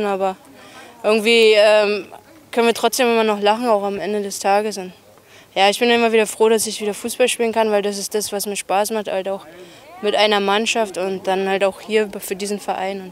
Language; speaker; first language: German; native; German